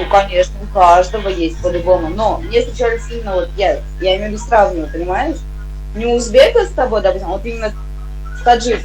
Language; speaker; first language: Russian; native; Russian